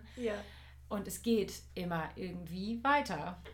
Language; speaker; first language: German; native; German